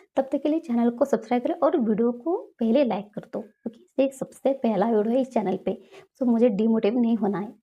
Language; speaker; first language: Hindi; non-native, local second language; Kannada